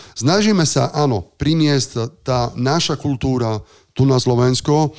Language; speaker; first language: Slovak; non-native, fluent; Italian